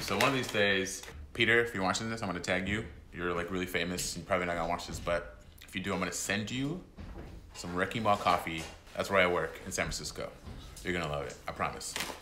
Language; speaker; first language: English; early bilingual, other home language; Spanish